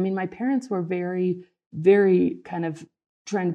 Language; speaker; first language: English; native; English